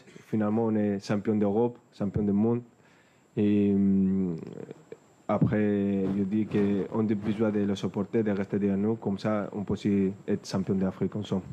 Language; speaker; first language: French; non-native, fluent; Spanish